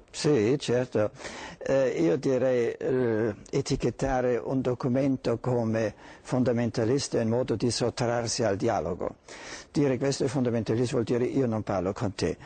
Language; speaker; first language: Italian; non-native, fluent; German